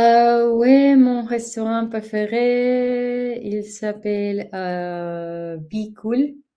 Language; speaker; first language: French; non-native, learner; Spanish